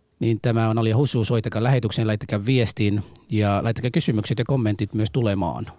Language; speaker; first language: Finnish; early bilingual, other home language; Somali